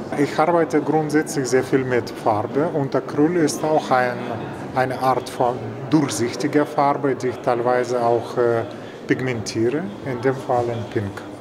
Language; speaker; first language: German; non-native, fluent; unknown